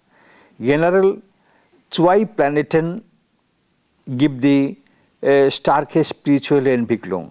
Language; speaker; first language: German; non-native, learner; Bangla